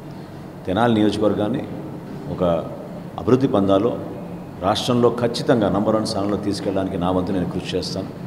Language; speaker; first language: Telugu; native; Telugu